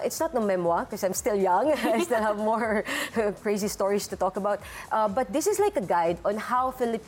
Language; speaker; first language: English; non-native, local second language; Filipino